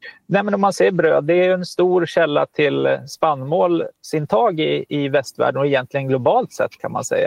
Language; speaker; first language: Swedish; native; Swedish